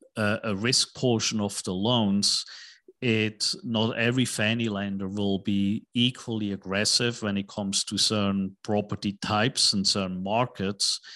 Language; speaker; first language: English; non-native, fluent; German